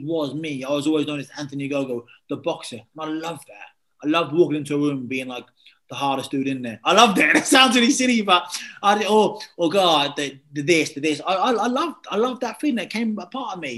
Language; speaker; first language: English; native; English